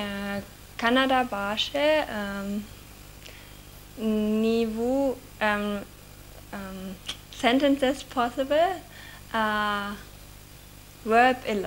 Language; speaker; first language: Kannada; non-native, learner; German